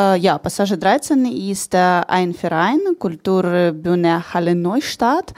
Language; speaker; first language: German; non-native, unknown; Ukrainian